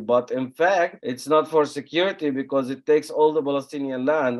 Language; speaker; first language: English; non-native, fluent; Arabic